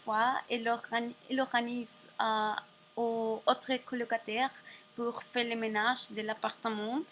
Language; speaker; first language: French; non-native, learner; Spanish